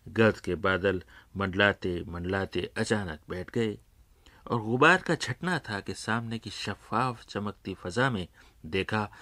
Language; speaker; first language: Urdu; native; Urdu